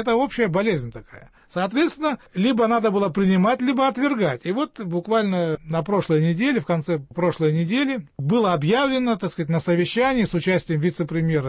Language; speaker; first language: Russian; native; Russian